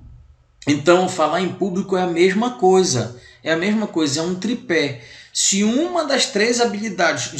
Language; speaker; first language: Portuguese; native; Portuguese